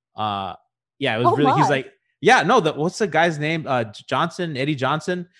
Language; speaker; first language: English; native; English